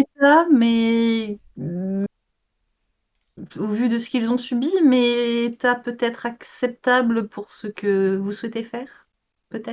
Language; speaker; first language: French; native; French